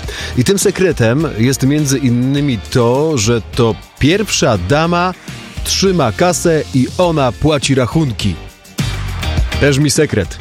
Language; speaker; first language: Polish; native; Polish